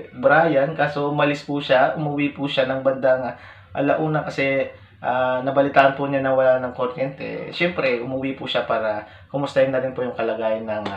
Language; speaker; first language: Filipino; non-native, local second language; Iloko